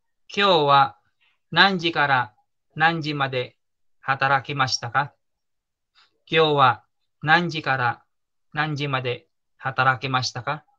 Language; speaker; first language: Japanese; non-native, fluent; Filipino